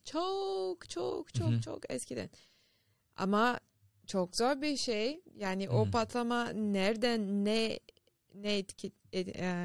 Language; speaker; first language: Turkish; non-native, learner; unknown